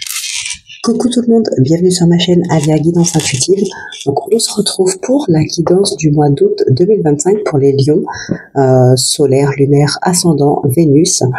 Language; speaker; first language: French; native; French